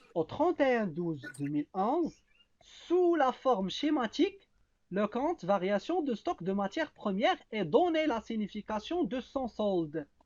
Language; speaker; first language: French; non-native, local second language; Arabic